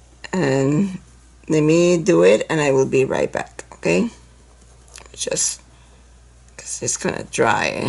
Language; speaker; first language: English; non-native, fluent; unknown